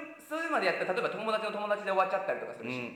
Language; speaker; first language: Japanese; native; Japanese